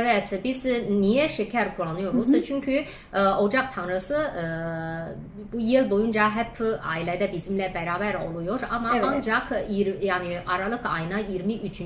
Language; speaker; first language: Turkish; non-native, fluent; Chinese